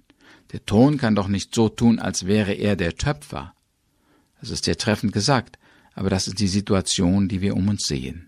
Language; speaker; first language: German; native; German